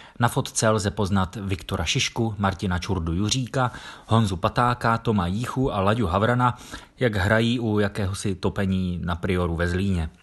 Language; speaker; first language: Czech; native; Czech